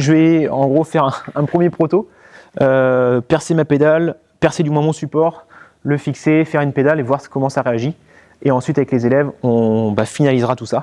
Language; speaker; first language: French; native; French